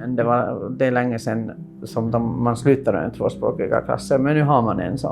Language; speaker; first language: Swedish; non-native, local second language; Finnish